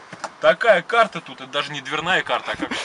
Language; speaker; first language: Russian; native; Russian